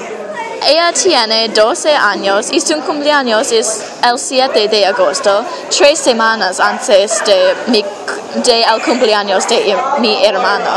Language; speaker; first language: Spanish; non-native, learner; English